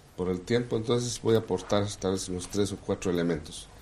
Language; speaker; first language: Spanish; non-native, local second language; Kʼicheʼ